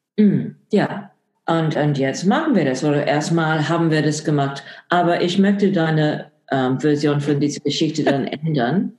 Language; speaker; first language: German; non-native, fluent; English